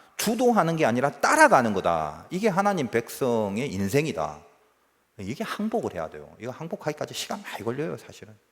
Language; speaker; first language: Korean; native; Korean